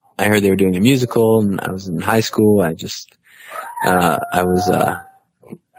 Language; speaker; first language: English; native; English